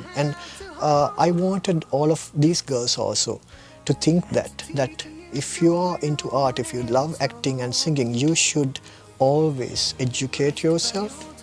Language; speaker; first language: English; non-native, local second language; Sinhala